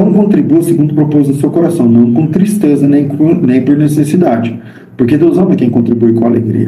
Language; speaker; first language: Portuguese; native; Portuguese